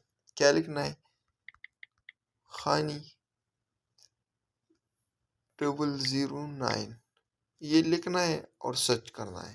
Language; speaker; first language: Hindi; non-native, local second language; Punjabi